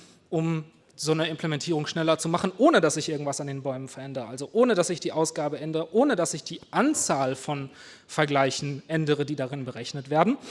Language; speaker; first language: German; native; German